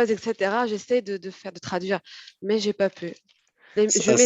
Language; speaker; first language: French; non-native, fluent; Arabic